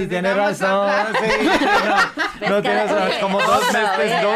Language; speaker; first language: Spanish; non-native, fluent; English